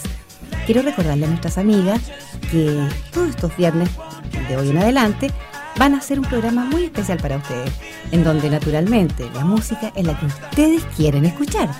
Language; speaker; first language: Spanish; native; Spanish